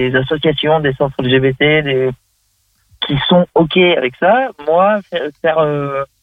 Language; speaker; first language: French; native; French